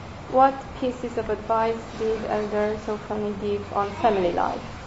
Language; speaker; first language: English; non-native, fluent; Romanian